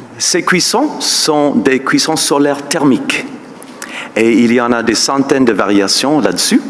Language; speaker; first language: French; non-native, fluent; English